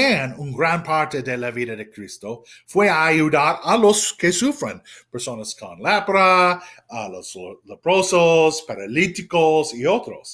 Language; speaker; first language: Spanish; non-native, fluent; English